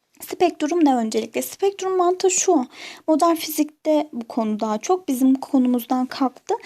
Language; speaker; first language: Turkish; native; Turkish